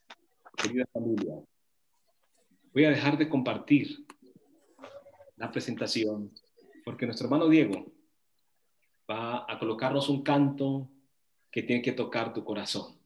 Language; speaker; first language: Spanish; native; Spanish